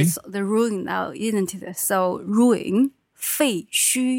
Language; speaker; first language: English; non-native, fluent; Chinese